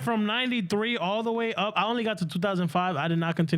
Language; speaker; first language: English; early bilingual, other home language; Spanish